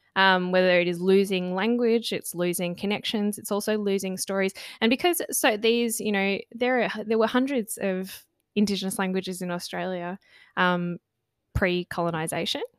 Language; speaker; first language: English; native; English